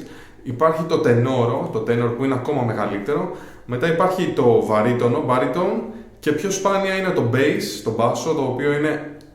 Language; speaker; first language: Greek; native; Greek